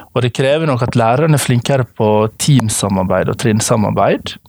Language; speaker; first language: Norwegian; native; Norwegian